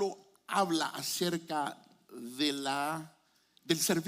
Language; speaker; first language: Spanish; native; Spanish